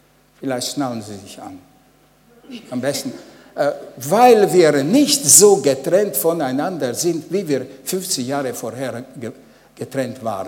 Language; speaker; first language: German; non-native, fluent; Hungarian